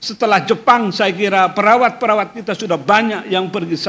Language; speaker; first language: Indonesian; native; Indonesian